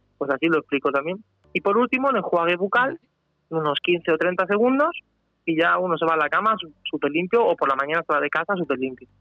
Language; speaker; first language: Spanish; native; Spanish